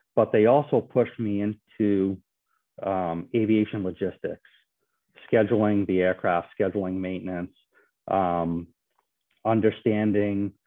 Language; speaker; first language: English; native; English